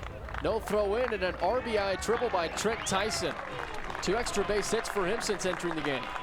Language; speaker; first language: English; native; English